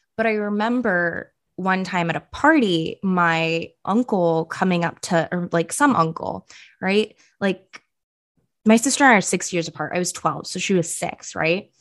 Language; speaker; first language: English; early bilingual, other home language; Punjabi